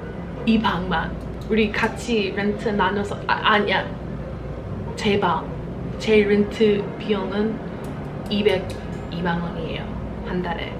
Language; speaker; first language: Korean; non-native, fluent; English